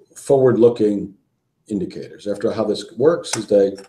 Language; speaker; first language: English; native; English